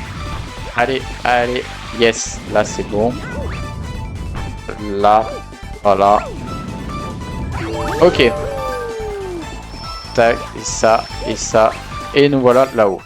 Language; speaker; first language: French; native; French